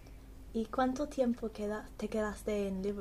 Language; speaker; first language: Spanish; non-native, learner; English